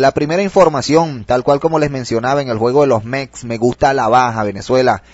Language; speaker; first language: Spanish; native; Spanish